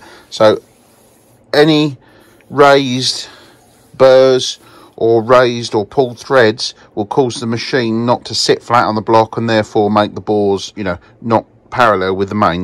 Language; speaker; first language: English; native; English